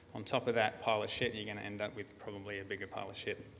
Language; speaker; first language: English; native; English